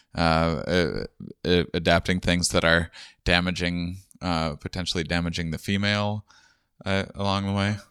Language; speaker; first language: English; native; English